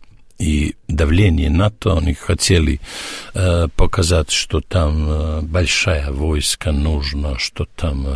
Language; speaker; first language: Russian; non-native, learner; Serbian